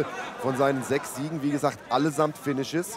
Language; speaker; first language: German; native; German